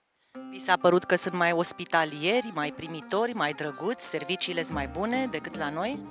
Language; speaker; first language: Romanian; native; Romanian